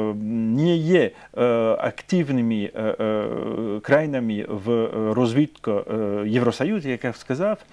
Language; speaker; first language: Ukrainian; non-native, fluent; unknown